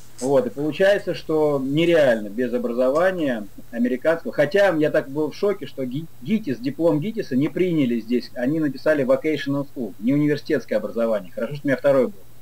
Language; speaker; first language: Russian; native; Russian